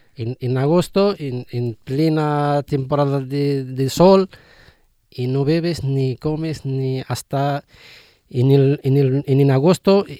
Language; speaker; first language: Spanish; non-native, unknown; Riffian